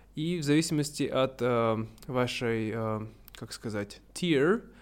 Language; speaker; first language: Russian; native; Russian